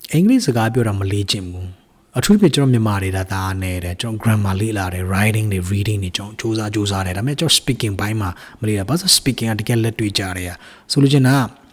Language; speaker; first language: Burmese; native; Burmese